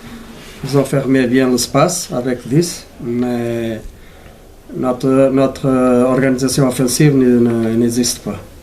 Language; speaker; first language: French; non-native, learner; Portuguese